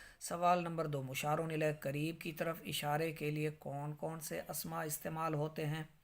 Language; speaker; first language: Urdu; native; Urdu